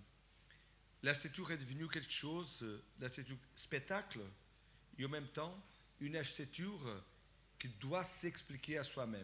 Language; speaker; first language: French; non-native, fluent; Portuguese